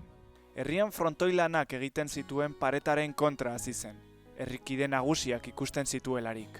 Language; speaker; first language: Basque; native; Basque